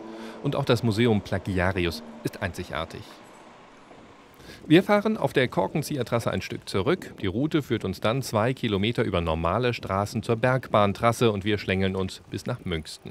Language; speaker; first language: German; native; German